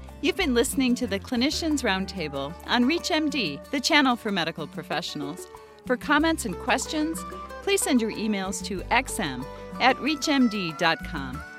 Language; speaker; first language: English; native; English